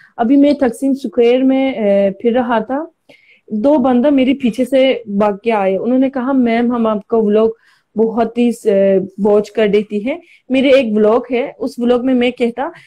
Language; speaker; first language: Hindi; non-native, learner; Turkish